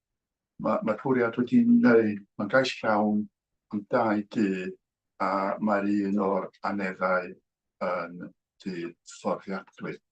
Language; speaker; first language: Welsh; native; Welsh